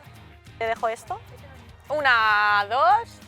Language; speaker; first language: Spanish; native; Spanish